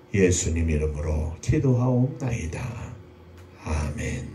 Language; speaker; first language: Korean; native; Korean